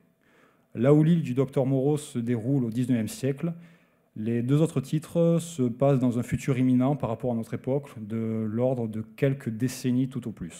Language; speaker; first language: French; native; French